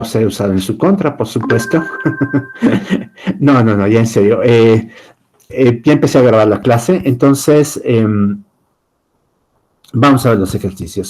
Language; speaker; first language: Spanish; native; Spanish